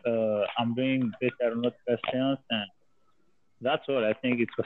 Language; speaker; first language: English; non-native, learner; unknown